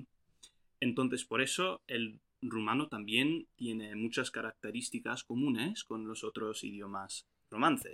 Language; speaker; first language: Spanish; non-native, fluent; English